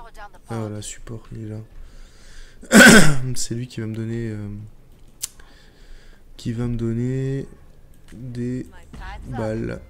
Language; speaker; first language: French; native; French